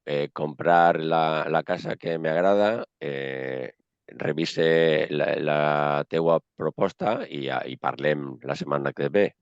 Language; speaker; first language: Catalan; non-native, local second language; Spanish